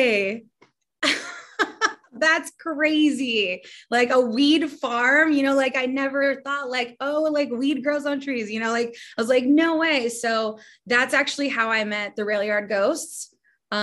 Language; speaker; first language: English; native; English